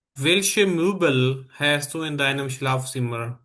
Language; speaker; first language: German; non-native, fluent; Hindi